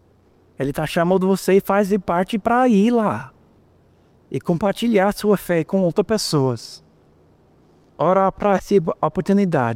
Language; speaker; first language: Portuguese; non-native, fluent; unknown